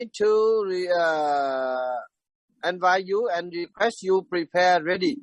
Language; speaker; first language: English; non-native, learner; Vietnamese